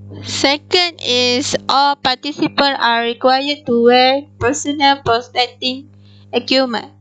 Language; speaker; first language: English; non-native, local second language; Malay